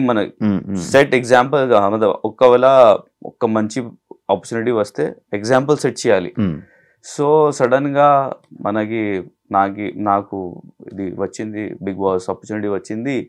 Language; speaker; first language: Telugu; non-native, local second language; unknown